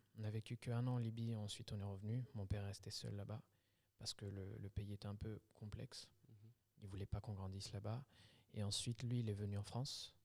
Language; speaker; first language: French; early bilingual, other home language; Kabyle